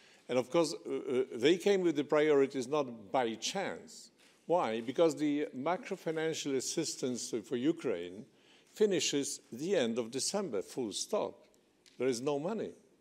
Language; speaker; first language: English; non-native, fluent; Polish